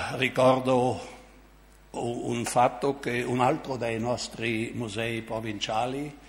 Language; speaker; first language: Italian; non-native, local second language; German